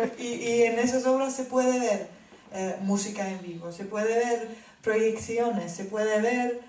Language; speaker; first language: Spanish; non-native, fluent; Finnish